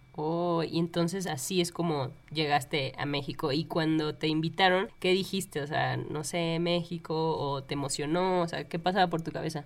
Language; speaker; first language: Spanish; native; Spanish